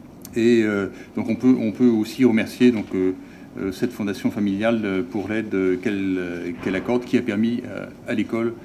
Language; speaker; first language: French; native; French